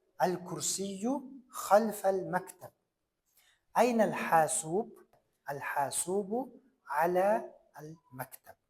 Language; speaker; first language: Arabic; non-native, fluent; Kyrgyz